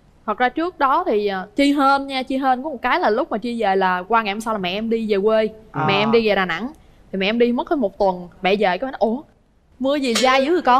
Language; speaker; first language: Vietnamese; native; Vietnamese